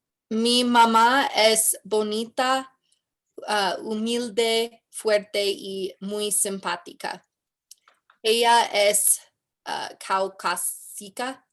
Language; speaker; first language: Spanish; non-native, learner; English